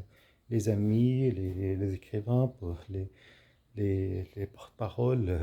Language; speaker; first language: French; non-native, fluent; Arabic